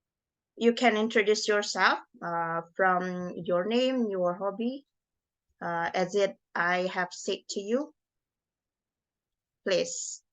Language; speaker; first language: English; non-native, learner; Indonesian